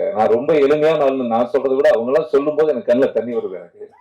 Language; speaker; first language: Tamil; native; Tamil